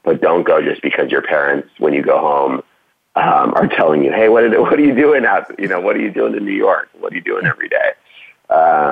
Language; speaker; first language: English; native; English